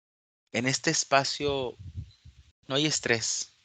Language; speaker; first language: Spanish; native; Spanish